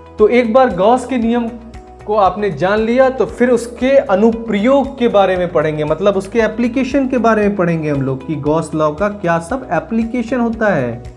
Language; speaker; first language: Hindi; native; Hindi